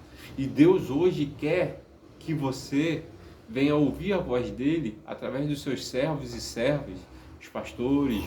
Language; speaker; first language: Portuguese; native; Portuguese